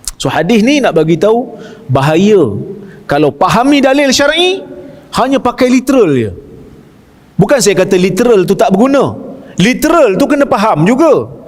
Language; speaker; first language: Malay; native; Malay